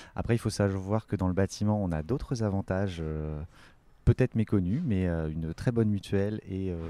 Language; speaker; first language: French; native; French